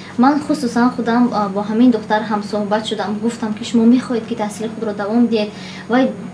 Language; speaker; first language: Tajik; native; Tajik